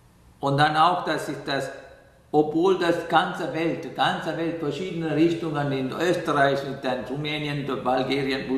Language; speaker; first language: German; non-native, learner; Sinhala